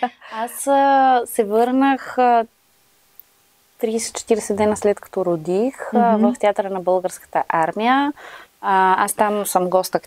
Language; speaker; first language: Bulgarian; native; Bulgarian